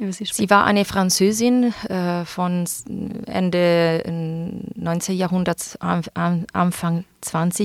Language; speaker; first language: German; non-native, fluent; Italian